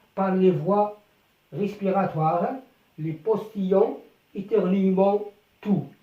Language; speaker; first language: French; non-native, local second language; Arabic